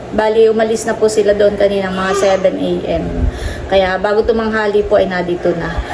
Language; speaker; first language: Filipino; native; Filipino